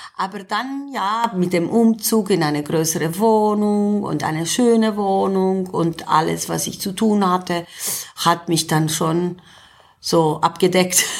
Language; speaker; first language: German; non-native, fluent; Greek